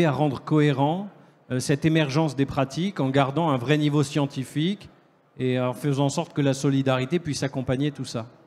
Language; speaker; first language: French; native; French